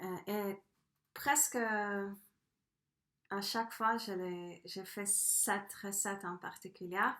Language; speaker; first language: French; non-native, fluent; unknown